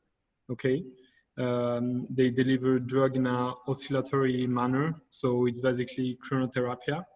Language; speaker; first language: English; non-native, fluent; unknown